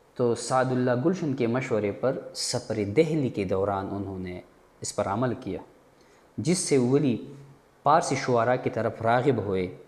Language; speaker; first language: Urdu; non-native, local second language; Pashto